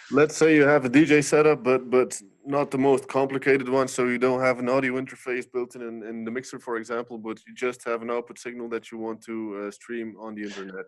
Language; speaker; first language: English; non-native, fluent; Dutch